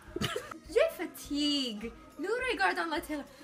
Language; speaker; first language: French; non-native, learner; English